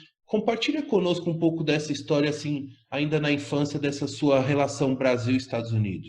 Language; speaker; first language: Portuguese; native; Portuguese